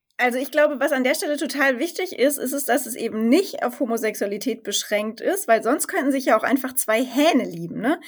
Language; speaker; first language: German; native; German